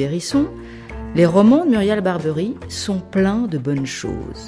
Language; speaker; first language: French; native; French